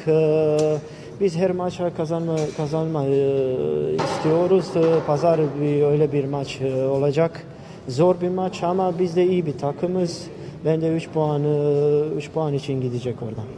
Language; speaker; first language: Turkish; non-native, learner; Bosnian